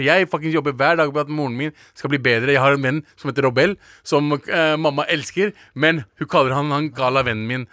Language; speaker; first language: Norwegian; early bilingual, other home language; Urdu